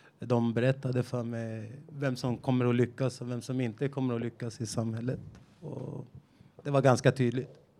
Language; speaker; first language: Swedish; native; Swedish